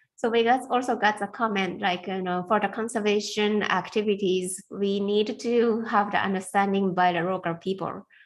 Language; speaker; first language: English; non-native, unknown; Japanese